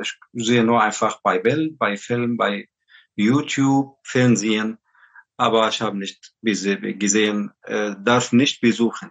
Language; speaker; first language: German; non-native, learner; Arabic